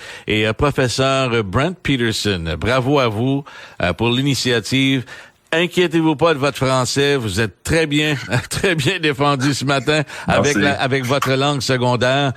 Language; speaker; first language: French; native; French